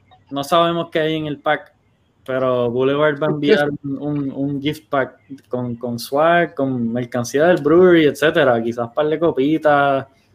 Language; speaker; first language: Spanish; early bilingual, heritage; Spanish